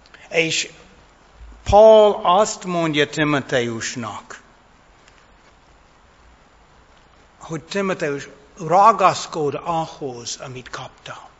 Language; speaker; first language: Hungarian; non-native, fluent; English